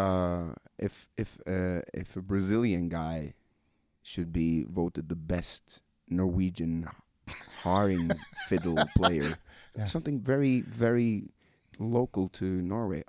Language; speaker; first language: English; non-native, fluent; Norwegian